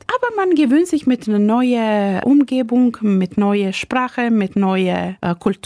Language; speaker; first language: German; non-native, fluent; Albanian